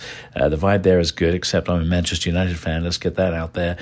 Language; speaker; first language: English; native; English